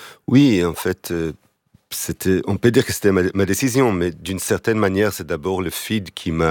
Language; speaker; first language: French; non-native, fluent; Hebrew